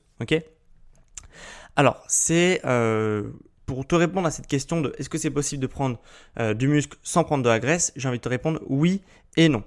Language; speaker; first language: French; native; French